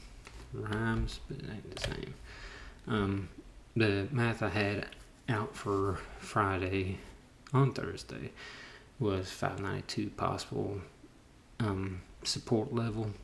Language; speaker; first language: English; native; English